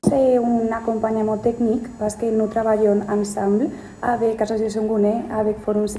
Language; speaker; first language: French; non-native, learner; Spanish